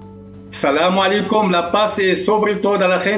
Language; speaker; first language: Spanish; non-native, fluent; Arabic